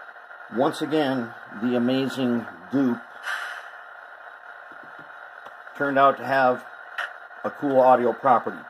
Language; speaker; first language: English; native; English